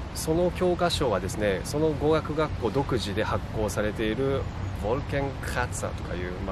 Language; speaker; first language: Japanese; native; Japanese